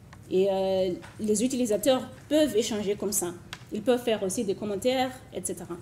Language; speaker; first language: French; non-native, fluent; Shona